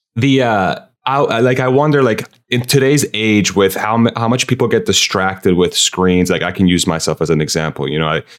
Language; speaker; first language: English; early bilingual, other home language; Persian